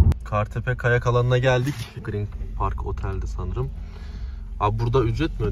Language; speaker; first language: Turkish; native; Turkish